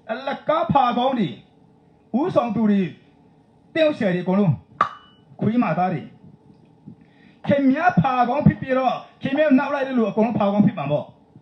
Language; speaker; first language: Burmese; non-native, local second language; Tedim Chin